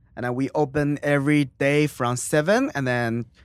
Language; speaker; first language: English; non-native, fluent; Chinese